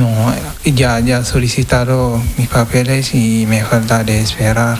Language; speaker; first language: Spanish; non-native, learner; Wolof